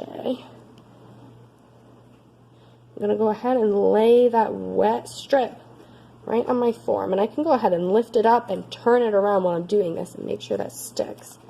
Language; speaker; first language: English; native; English